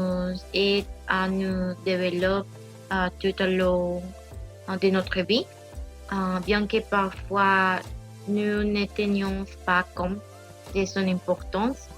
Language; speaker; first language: French; non-native, learner; Spanish